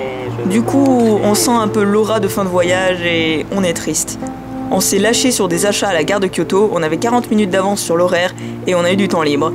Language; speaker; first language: French; native; French